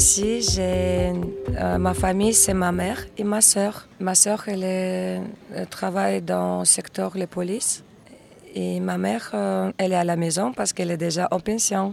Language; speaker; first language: French; non-native, fluent; Russian